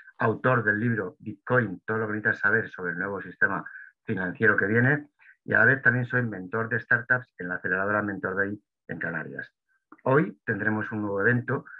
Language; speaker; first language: Spanish; native; Spanish